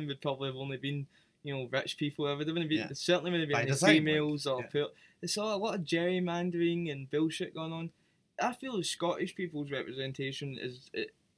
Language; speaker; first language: English; native; English